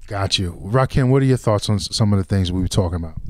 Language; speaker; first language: English; native; English